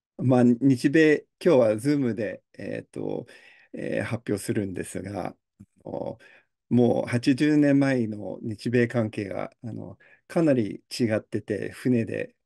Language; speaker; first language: Japanese; early bilingual, heritage; Japanese